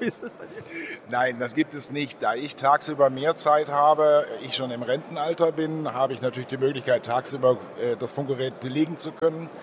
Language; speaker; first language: German; native; German